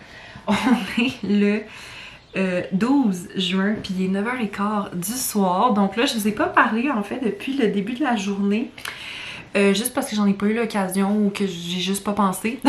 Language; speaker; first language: French; native; French